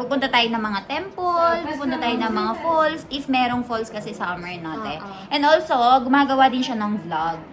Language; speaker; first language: Filipino; native; Filipino